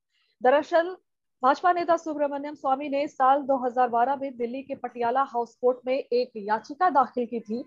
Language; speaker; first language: Hindi; native; Hindi